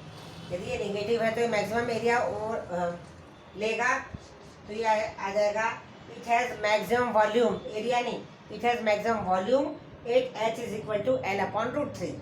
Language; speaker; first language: Hindi; native; Hindi